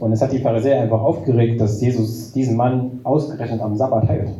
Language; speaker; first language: German; native; German